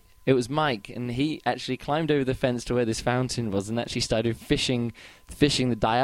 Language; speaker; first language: English; native; English